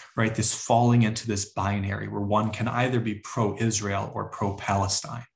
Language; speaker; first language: English; native; English